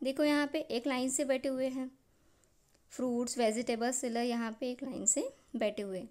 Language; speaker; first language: Hindi; non-native, local second language; Marathi